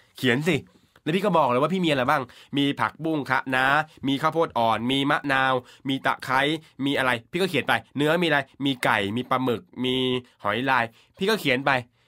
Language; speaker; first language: Thai; native; Thai